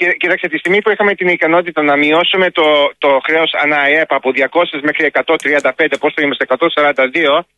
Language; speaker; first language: Greek; early bilingual, heritage; Greek